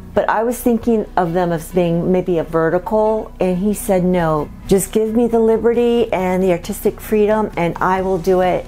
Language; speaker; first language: English; non-native, fluent; Spanish